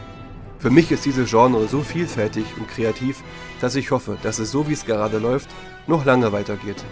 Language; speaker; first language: German; native; German